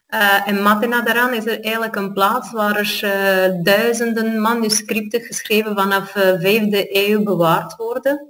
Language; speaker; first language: Dutch; non-native, fluent; Armenian